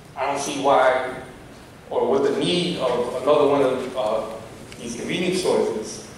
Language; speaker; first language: English; native; English